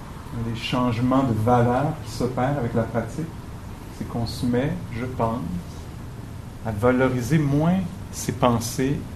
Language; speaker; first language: French; native; French